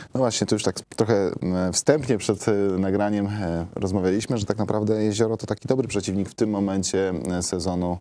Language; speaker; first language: Polish; native; Polish